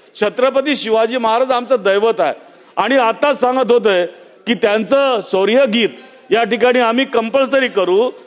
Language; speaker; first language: Marathi; native; Marathi